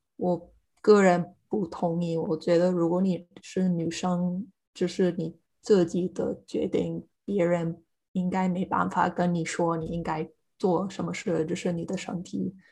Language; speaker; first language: Chinese; non-native, fluent; English